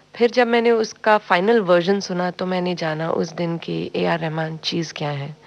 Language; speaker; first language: Hindi; non-native, local second language; Tamil